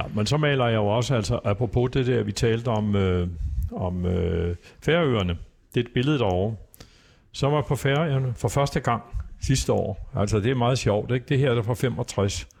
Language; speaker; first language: Danish; native; Danish